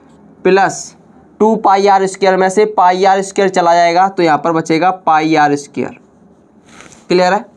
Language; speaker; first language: Hindi; native; Hindi